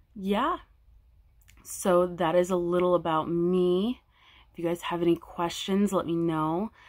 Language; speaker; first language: English; native; English